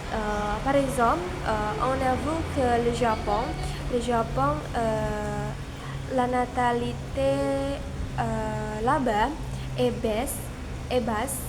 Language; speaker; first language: French; non-native, learner; Indonesian